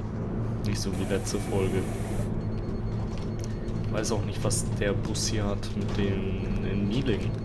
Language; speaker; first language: German; native; German